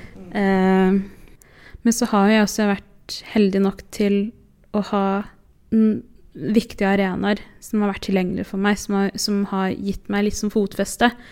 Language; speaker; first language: Norwegian; early bilingual, other home language; Tigrinya